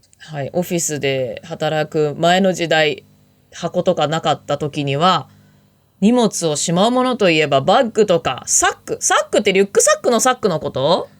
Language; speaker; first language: Japanese; native; Japanese